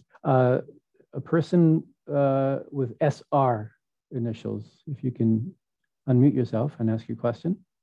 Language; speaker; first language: English; early bilingual, other home language; Spanish